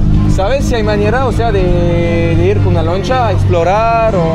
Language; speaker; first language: Spanish; non-native, fluent; French